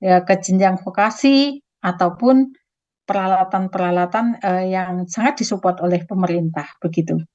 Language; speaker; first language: Indonesian; native; Indonesian